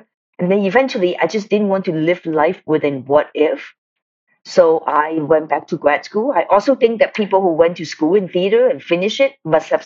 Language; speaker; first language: English; non-native, local second language; Cantonese